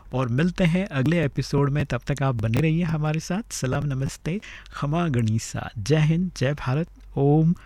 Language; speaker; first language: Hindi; native; Hindi